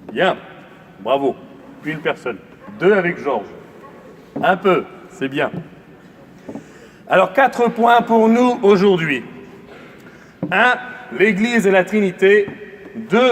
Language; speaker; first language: French; native; French